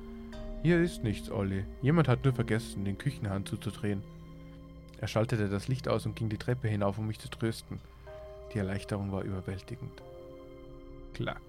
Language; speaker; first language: German; native; German